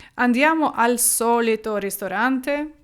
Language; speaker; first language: Italian; non-native, fluent; Ukrainian